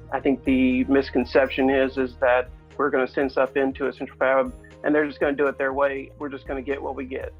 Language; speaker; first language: English; native; English